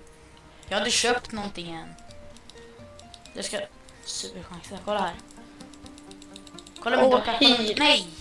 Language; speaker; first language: Swedish; native; Swedish